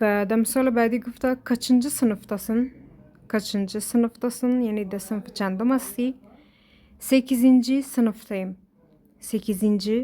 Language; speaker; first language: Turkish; non-native, fluent; Persian